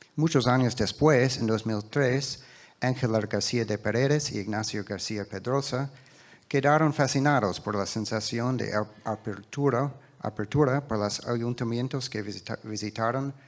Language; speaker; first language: Spanish; non-native, fluent; English